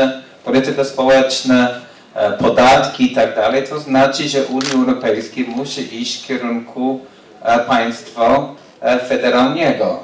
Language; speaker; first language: Polish; non-native, fluent; English